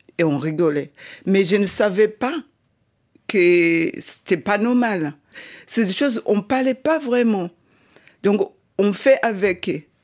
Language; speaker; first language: French; non-native, fluent; Shona